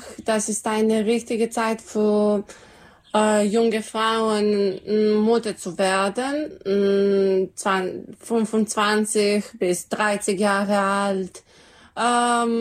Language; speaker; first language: German; non-native, learner; Serbian